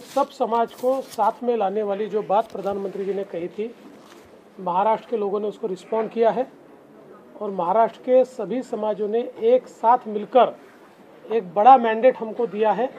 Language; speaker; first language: Hindi; non-native, local second language; Marathi